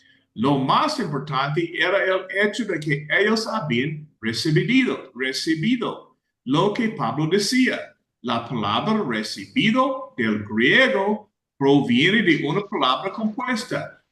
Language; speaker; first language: Spanish; non-native, fluent; English